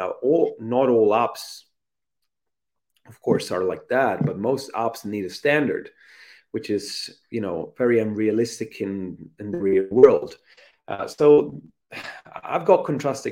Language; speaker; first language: English; non-native, fluent; Italian